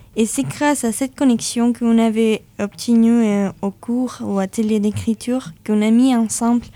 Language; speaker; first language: French; non-native, fluent; Spanish